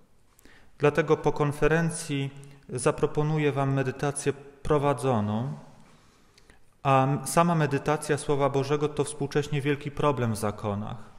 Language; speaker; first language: Polish; native; Polish